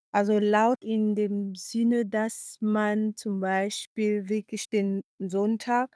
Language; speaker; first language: German; non-native, fluent; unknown